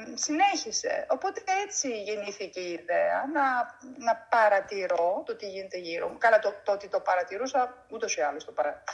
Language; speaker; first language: Greek; early bilingual, heritage; Greek